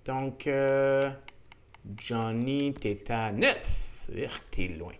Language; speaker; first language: French; native; French